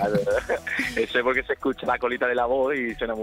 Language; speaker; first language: Spanish; native; Spanish